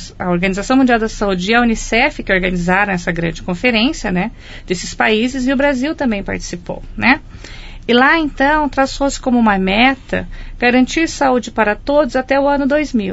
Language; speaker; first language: Portuguese; native; Portuguese